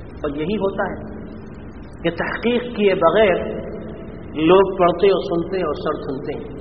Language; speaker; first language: Urdu; native; Urdu